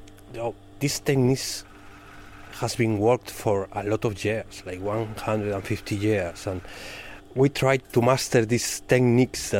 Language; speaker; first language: English; non-native, fluent; Spanish